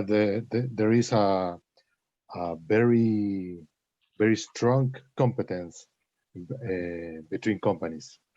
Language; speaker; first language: English; non-native, learner; Spanish